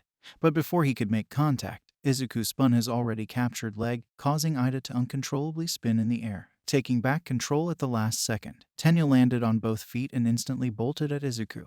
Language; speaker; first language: English; native; English